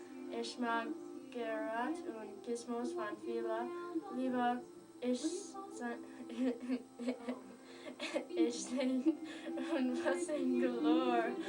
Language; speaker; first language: German; non-native, learner; English